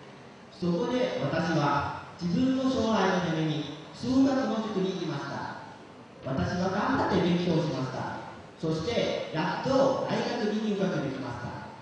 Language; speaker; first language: Japanese; non-native, learner; Lao